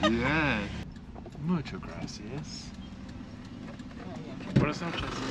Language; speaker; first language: Spanish; non-native, learner; English